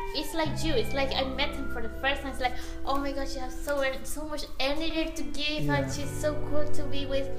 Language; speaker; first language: English; non-native, fluent; Spanish